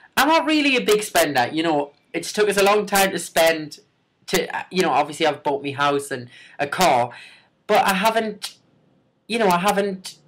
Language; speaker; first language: English; native; English